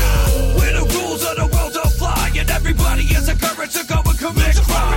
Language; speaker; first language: English; native; English